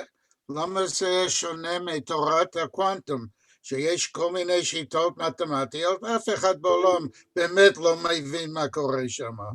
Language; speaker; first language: Hebrew; non-native, fluent; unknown